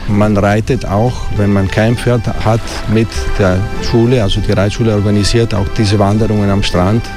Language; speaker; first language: German; non-native, fluent; Italian